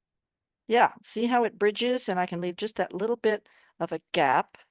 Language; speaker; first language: English; native; English